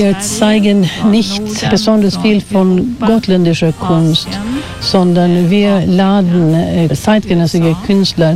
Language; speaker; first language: German; non-native, fluent; Swedish